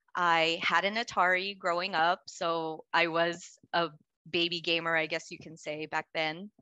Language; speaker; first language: English; native; English